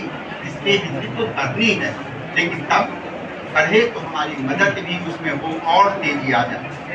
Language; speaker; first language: Hindi; native; Hindi